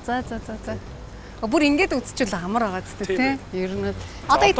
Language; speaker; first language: Mongolian; native; Mongolian